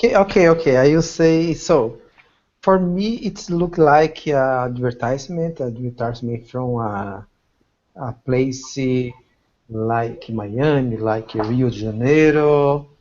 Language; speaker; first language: English; non-native, learner; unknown